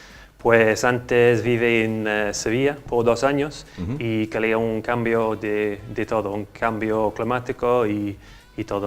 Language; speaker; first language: Spanish; non-native, learner; English